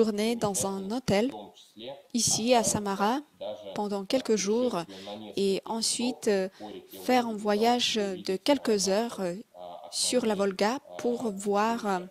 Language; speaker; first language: French; non-native, fluent; Russian